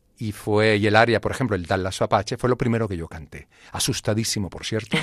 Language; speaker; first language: Spanish; native; Spanish